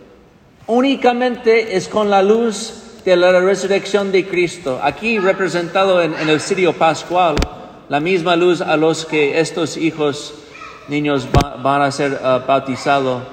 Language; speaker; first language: Spanish; non-native, fluent; English